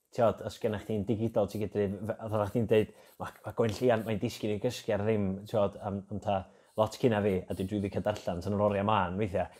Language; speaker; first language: Welsh; native; Welsh